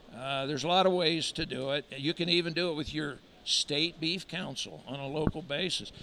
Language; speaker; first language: English; native; English